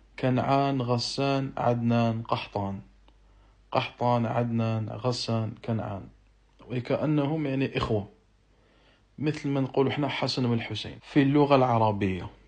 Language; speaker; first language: Arabic; non-native, local second language; Berber languages